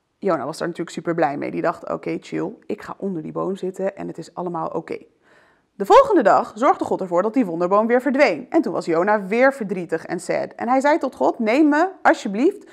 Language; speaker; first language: Dutch; early bilingual, other home language; Arabic